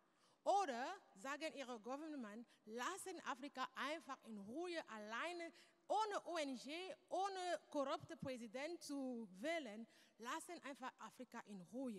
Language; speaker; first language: German; non-native, learner; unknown